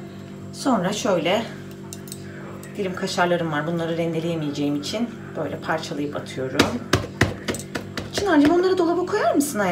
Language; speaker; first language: Turkish; native; Turkish